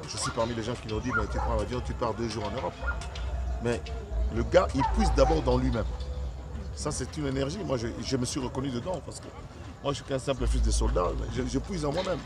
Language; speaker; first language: French; non-native, local second language; Lingala